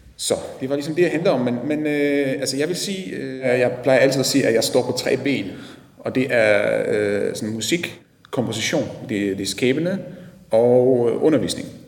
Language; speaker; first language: Danish; non-native, fluent; Polish